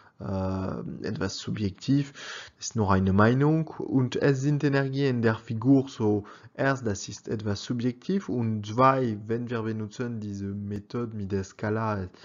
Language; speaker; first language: German; non-native, learner; French